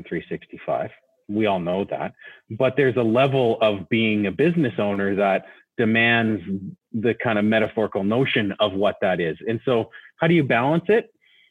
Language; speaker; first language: English; native; English